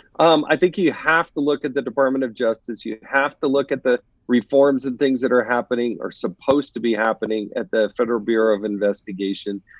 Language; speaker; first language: English; native; English